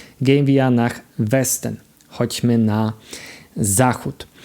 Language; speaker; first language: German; non-native, fluent; Polish